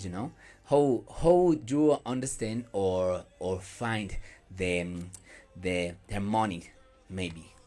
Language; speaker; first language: English; non-native, learner; Spanish